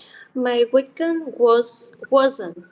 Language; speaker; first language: English; non-native, learner; Vietnamese